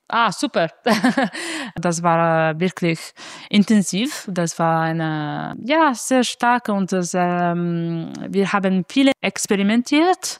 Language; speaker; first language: German; non-native, fluent; Italian